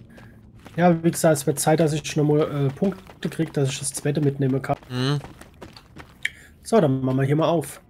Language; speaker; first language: German; native; German